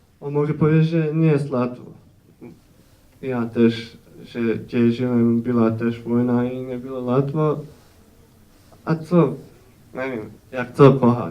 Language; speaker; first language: Polish; non-native, fluent; Bosnian